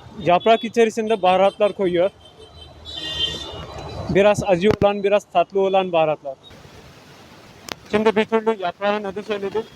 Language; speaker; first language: Turkish; non-native, fluent; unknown